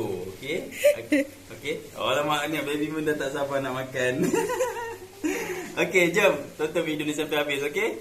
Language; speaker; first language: Malay; native; Malay